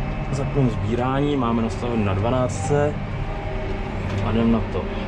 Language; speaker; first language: Czech; native; Czech